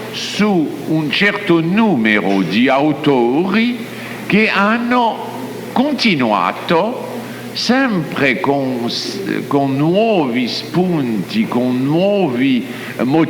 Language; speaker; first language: Italian; non-native, fluent; French